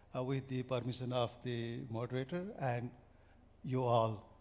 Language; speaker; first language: English; non-native, local second language; Nepali